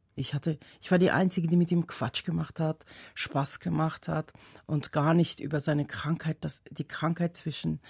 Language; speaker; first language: German; non-native, fluent; Tajik